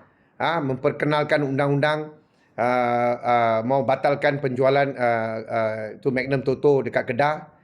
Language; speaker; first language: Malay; non-native, local second language; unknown